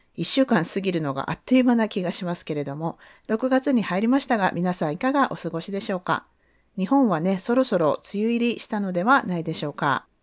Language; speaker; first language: Japanese; native; Japanese